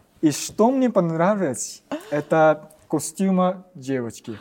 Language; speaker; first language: Russian; non-native, learner; Japanese